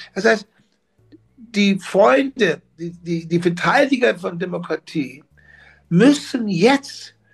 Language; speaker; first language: German; non-native, fluent; English